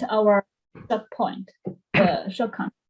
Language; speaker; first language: English; non-native, learner; Chinese